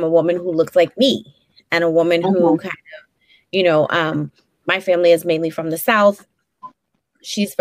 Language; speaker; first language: English; native; English